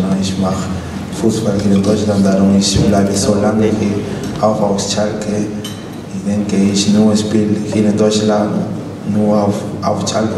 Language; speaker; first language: German; non-native, learner; Spanish